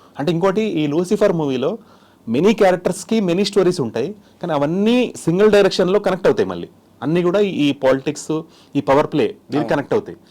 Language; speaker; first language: Telugu; native; Telugu